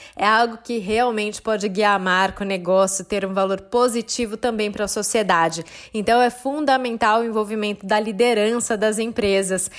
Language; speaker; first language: Portuguese; native; Portuguese